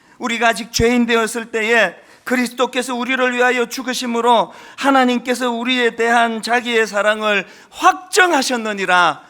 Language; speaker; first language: Korean; native; Korean